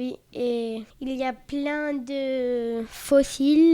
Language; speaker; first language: French; non-native, learner; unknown